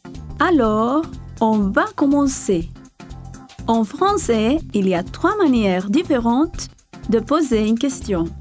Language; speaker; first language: French; non-native, fluent; Spanish